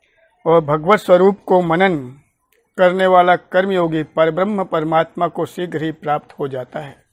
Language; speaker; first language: Hindi; native; Hindi